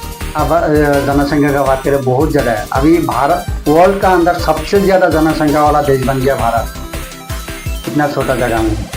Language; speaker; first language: Hindi; non-native, local second language; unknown